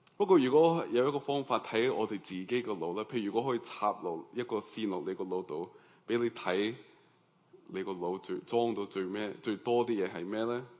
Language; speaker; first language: Cantonese; early bilingual, heritage; Cantonese